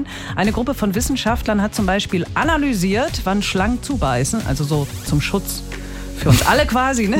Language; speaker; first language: German; native; German